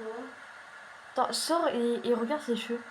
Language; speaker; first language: French; native; French